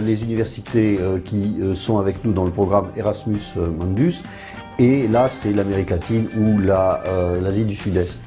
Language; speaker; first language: French; native; French